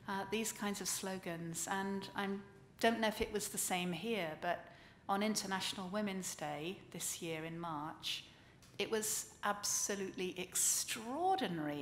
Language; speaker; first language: English; native; English